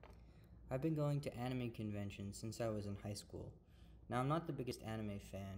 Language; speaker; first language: English; native; English